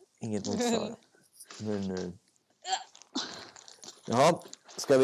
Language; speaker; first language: Swedish; native; Swedish